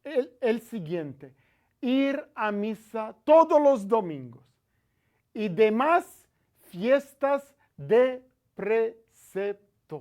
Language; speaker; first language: Spanish; non-native, fluent; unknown